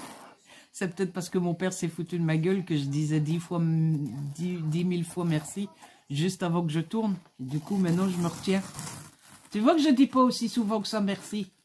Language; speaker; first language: French; native; French